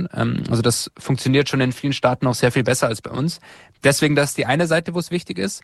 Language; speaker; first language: German; native; German